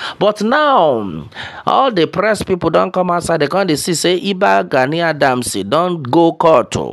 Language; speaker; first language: Nigerian Pidgin; non-native, local second language; Yoruba